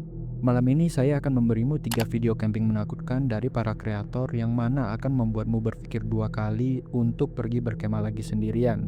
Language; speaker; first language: Indonesian; native; Indonesian